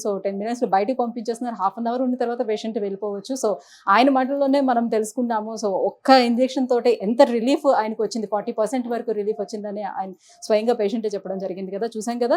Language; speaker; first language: Telugu; native; Telugu